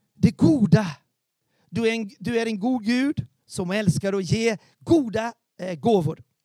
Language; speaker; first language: Swedish; non-native, fluent; Portuguese